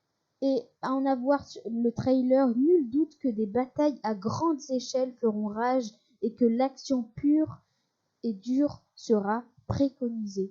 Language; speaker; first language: French; native; French